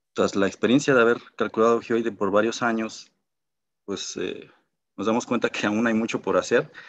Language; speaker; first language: Spanish; native; Spanish